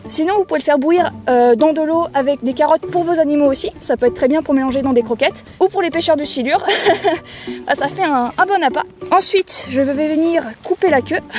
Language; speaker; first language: French; native; French